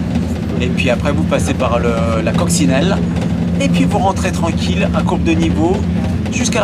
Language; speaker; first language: French; native; French